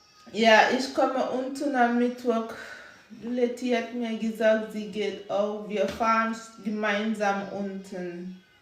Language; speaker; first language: German; non-native, learner; English